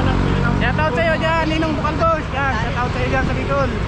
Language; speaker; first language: Filipino; non-native, local second language; Bikol